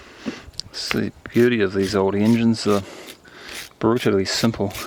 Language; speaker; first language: English; native; English